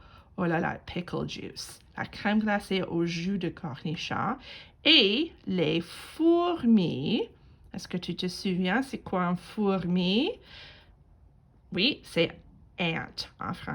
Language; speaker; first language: French; non-native, fluent; English